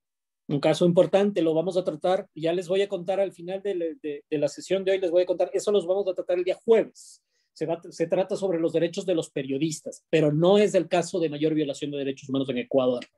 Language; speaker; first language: Spanish; native; Spanish